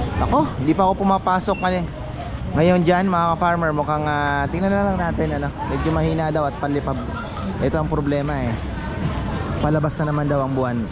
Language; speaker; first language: Filipino; native; Filipino